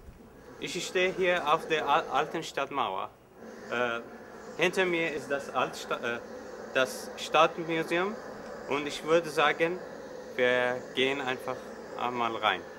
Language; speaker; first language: German; non-native, learner; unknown